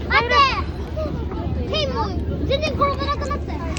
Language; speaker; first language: Japanese; early bilingual, other home language; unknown